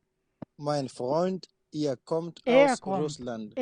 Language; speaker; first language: German; non-native, learner; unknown